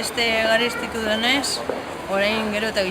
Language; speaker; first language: Basque; non-native, local second language; Spanish